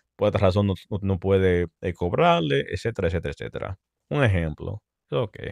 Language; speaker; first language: Spanish; early bilingual, heritage; Spanish